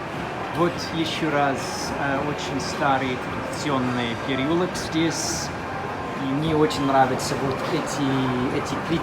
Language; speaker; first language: Russian; non-native, fluent; English